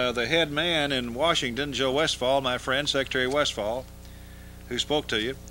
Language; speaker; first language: English; native; English